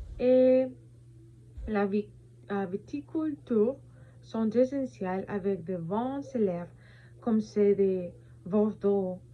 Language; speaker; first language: French; non-native, learner; Spanish